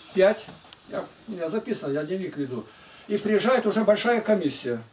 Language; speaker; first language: Russian; native; Russian